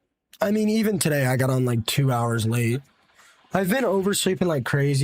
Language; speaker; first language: English; native; English